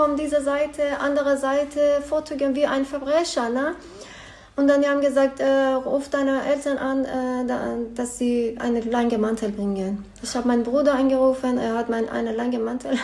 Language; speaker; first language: German; non-native, learner; Persian